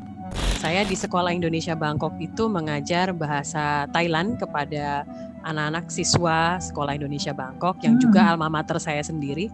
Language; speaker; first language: Indonesian; non-native, fluent; Thai